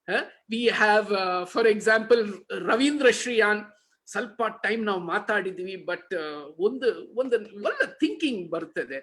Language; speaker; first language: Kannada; non-native, learner; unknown